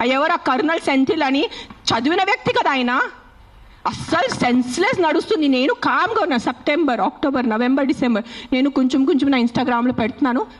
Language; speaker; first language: Telugu; non-native, fluent; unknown